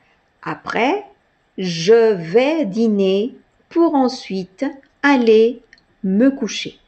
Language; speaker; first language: French; non-native, fluent; Spanish